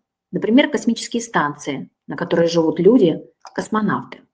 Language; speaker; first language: Russian; native; Russian